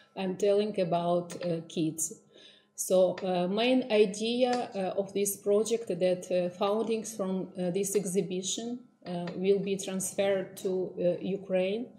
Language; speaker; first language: English; non-native, fluent; Ukrainian